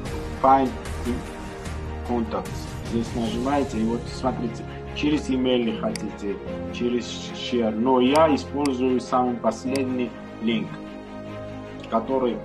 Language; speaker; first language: Russian; non-native, learner; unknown